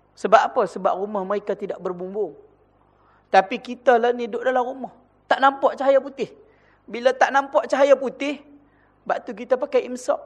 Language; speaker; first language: Malay; native; Malay